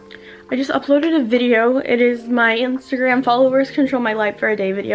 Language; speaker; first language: English; native; English